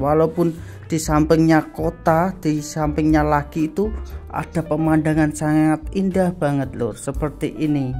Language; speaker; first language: Indonesian; native; Indonesian